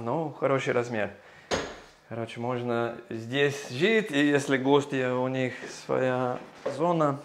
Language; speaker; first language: Russian; non-native, learner; English